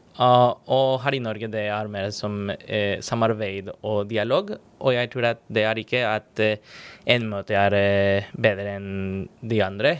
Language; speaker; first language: Norwegian; non-native, fluent; Spanish